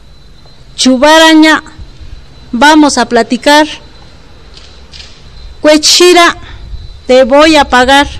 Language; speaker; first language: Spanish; non-native, local second language; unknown